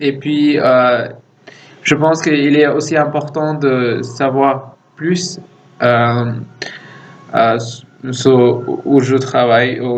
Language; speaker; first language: French; non-native, fluent; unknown